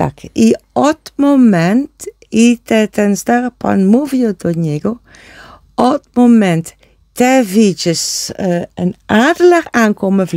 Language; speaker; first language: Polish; non-native, learner; Dutch